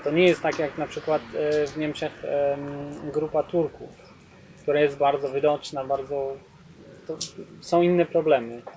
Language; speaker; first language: Polish; non-native, fluent; German